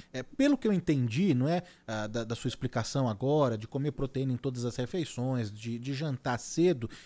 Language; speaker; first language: Portuguese; native; Portuguese